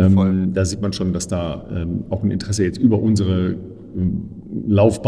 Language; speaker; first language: German; native; German